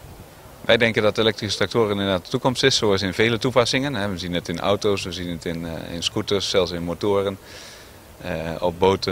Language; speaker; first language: Dutch; native; Dutch